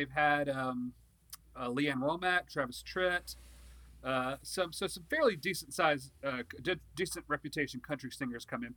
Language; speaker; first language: English; native; English